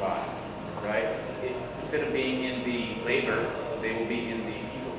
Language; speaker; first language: English; native; English